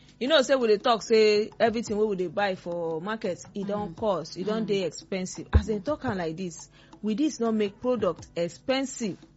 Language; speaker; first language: Nigerian Pidgin; non-native, local second language; Yoruba